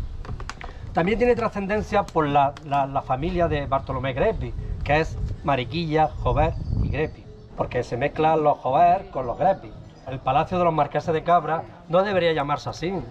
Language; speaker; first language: Spanish; native; Spanish